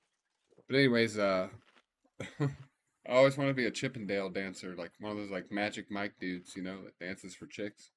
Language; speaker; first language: English; native; English